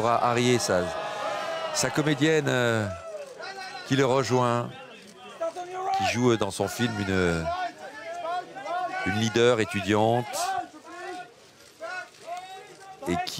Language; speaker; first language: French; native; French